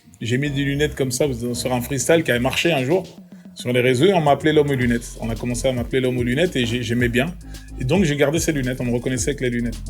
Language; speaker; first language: French; early bilingual, other home language; Lingala